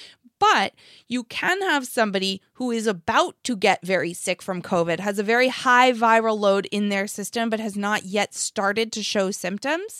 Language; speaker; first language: English; native; English